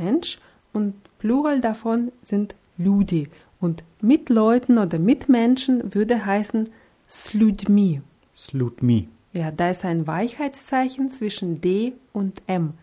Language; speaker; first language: German; non-native, fluent; Russian